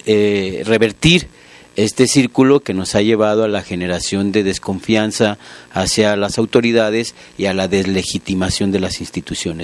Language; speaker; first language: Spanish; native; Spanish